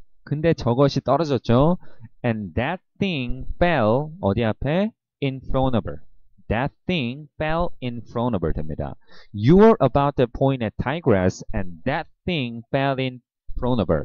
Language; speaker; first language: English; non-native, fluent; Korean